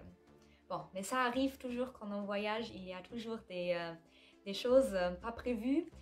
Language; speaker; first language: French; non-native, fluent; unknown